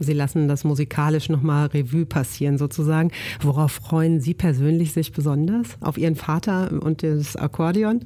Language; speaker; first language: German; native; German